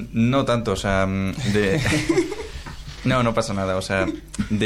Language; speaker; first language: Spanish; native; Spanish